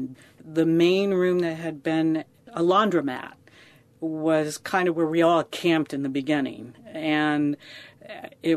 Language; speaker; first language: English; native; English